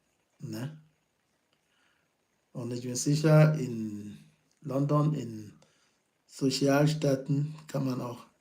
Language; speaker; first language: German; non-native, learner; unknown